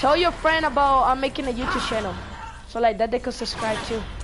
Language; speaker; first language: English; early bilingual, other home language; Spanish